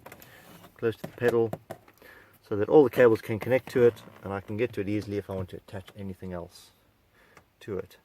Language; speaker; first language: English; native; English